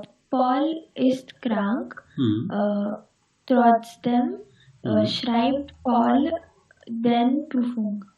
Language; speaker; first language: German; non-native, learner; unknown